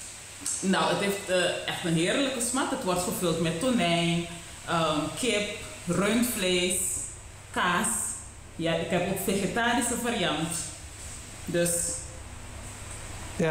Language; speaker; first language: Dutch; non-native, local second language; Papiamento